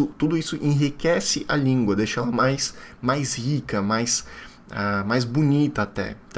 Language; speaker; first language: Portuguese; non-native, fluent; Russian